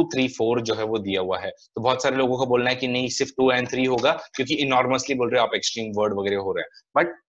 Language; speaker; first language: Hindi; non-native, local second language; Marathi